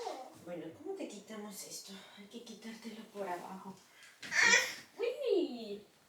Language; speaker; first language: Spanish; early bilingual, heritage; Spanish